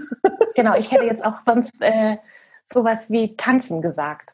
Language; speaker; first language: German; native; German